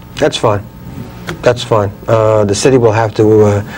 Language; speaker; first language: English; native; English